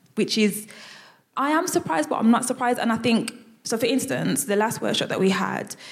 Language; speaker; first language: English; native; English